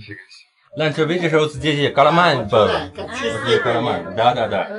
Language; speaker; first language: Russian; non-native, learner; Chinese